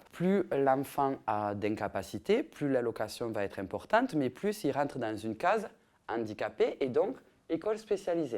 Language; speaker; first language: French; native; French